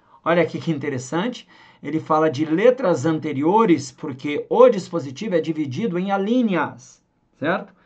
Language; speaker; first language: Portuguese; native; Portuguese